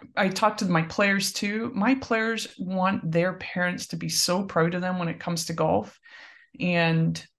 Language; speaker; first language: English; native; English